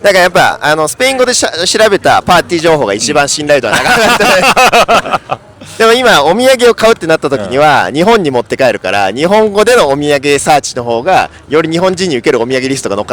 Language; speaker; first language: Japanese; native; Japanese